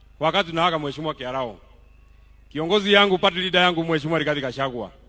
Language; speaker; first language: Swahili; non-native, local second language; Kikuyu